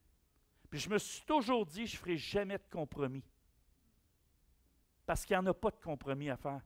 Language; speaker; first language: French; native; French